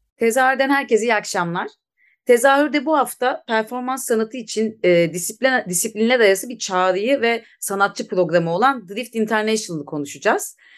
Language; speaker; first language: Turkish; native; Turkish